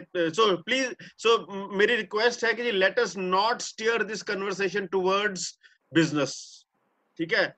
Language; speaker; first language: Hindi; native; Hindi